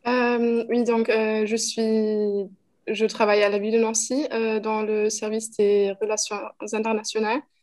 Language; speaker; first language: French; non-native, fluent; German